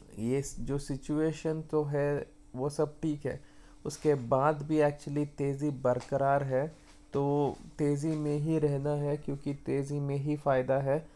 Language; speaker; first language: Hindi; non-native, local second language; Kannada